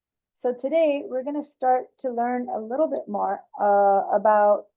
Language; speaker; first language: English; native; English